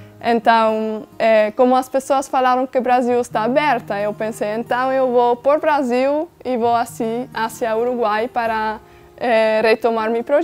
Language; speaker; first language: Portuguese; non-native, fluent; Dutch